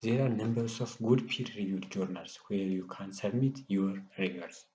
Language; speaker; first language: English; non-native, local second language; Amharic